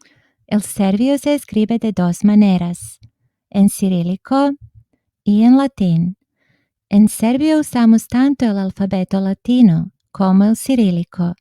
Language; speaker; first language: Spanish; non-native, fluent; Serbian